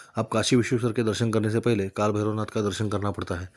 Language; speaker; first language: Hindi; non-native, local second language; Marathi